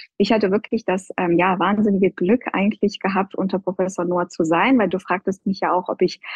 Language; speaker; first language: German; non-native, fluent; Persian